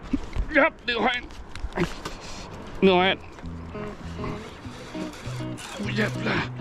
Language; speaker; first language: Swedish; non-native, fluent; Vietnamese